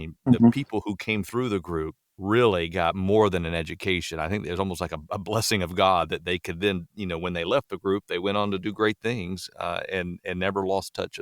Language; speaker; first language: English; native; English